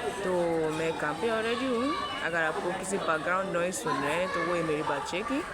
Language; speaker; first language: Hindi; non-native, fluent; Yoruba